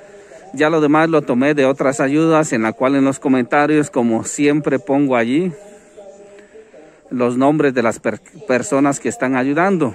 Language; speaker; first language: Spanish; native; Spanish